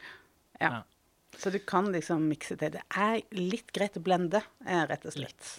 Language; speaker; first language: Norwegian; native; Norwegian